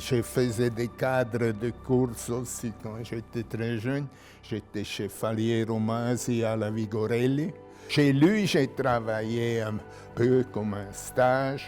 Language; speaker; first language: French; non-native, local second language; German